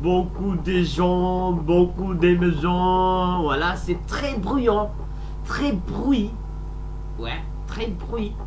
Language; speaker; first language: French; non-native, learner; Sasak